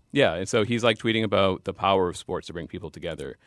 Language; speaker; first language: English; native; English